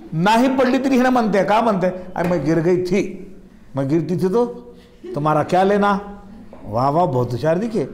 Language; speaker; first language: Hindi; non-native, local second language; Marathi